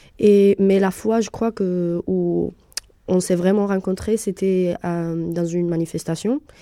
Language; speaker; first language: French; non-native, fluent; Arabic